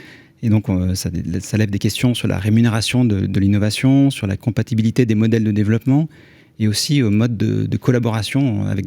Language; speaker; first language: French; native; French